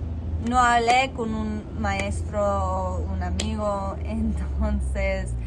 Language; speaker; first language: Spanish; non-native, learner; English